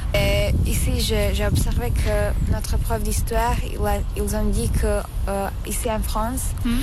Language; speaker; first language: French; non-native, learner; Slovak